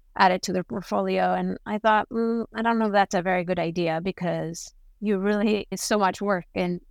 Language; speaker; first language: English; non-native, fluent; Spanish